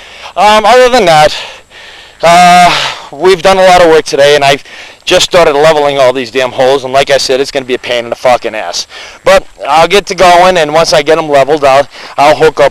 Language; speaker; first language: English; native; English